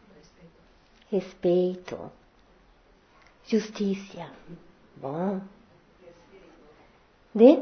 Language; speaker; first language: Spanish; non-native, fluent; Portuguese